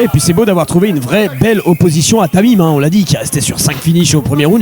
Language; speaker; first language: French; native; French